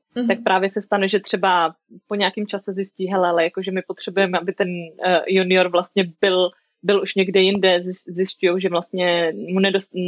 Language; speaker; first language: Czech; native; Czech